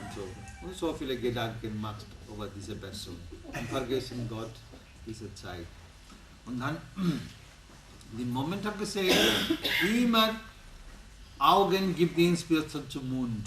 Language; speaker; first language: German; non-native, learner; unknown